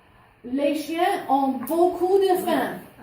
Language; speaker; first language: French; non-native, fluent; English